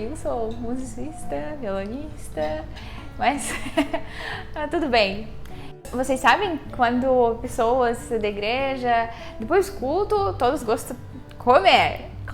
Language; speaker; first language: Portuguese; non-native, fluent; Russian